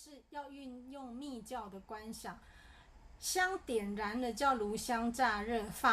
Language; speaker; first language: Chinese; native; Chinese